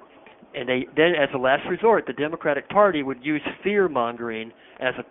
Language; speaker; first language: English; native; English